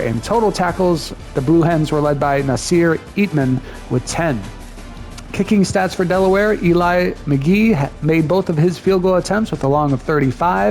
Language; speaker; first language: English; native; English